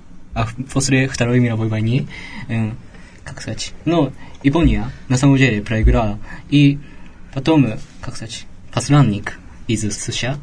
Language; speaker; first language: Russian; non-native, learner; Japanese